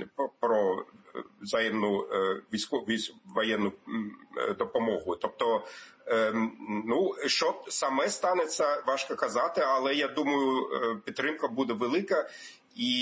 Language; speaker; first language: Ukrainian; non-native, fluent; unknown